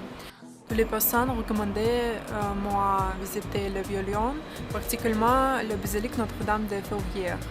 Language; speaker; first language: French; non-native, learner; Russian